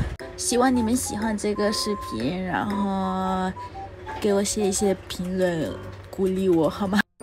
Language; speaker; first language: Chinese; non-native, fluent; Spanish